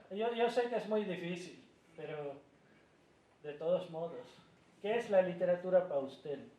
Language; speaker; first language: Spanish; non-native, fluent; Urdu